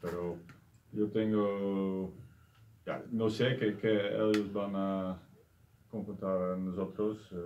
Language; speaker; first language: Spanish; non-native, learner; Dutch